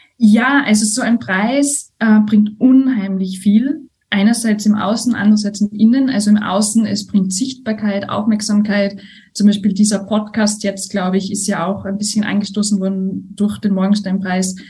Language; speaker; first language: German; native; German